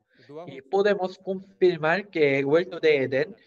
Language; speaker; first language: Spanish; non-native, fluent; Korean